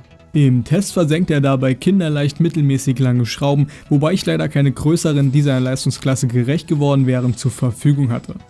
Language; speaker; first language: German; native; German